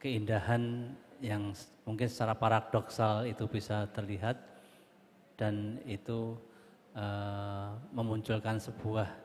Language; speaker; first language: Indonesian; native; Indonesian